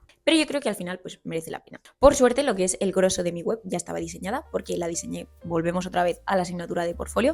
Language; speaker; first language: Spanish; native; Spanish